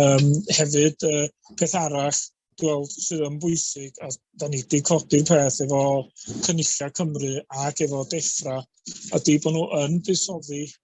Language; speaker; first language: Welsh; native; Welsh